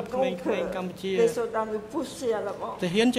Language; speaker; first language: French; non-native, local second language; Khmer